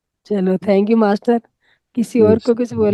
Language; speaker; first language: Hindi; native; Hindi